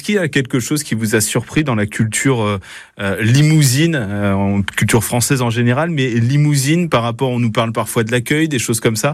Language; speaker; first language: French; native; French